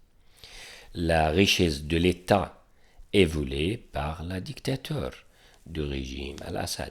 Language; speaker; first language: French; non-native, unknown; Arabic